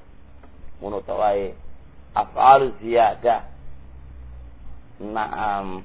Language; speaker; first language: Arabic; non-native, fluent; Javanese